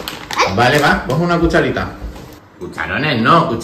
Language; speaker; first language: Spanish; native; Spanish